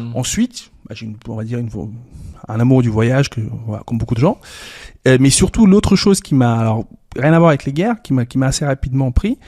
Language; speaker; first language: French; early bilingual, other home language; Serbian